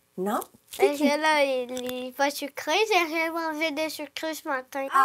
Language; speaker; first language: French; early bilingual, other home language; Ukrainian